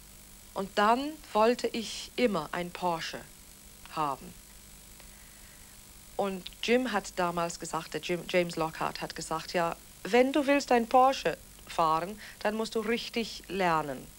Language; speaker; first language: German; non-native, fluent; Welsh